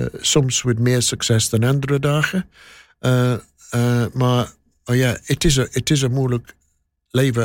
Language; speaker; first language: Dutch; non-native, learner; English